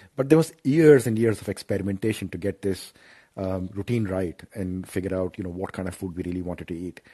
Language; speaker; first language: English; non-native, local second language; Hindi